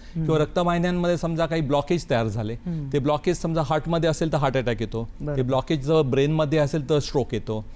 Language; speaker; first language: Marathi; native; Marathi